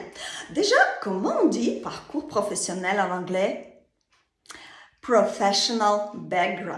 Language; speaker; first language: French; non-native, fluent; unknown